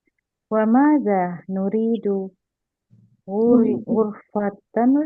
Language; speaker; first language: Arabic; non-native, learner; Indonesian